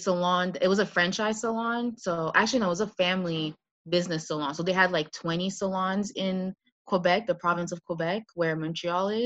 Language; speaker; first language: English; native; English